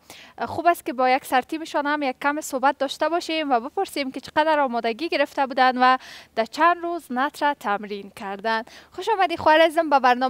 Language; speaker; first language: Persian; native; Persian